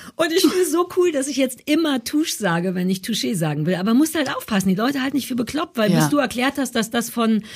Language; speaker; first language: German; native; German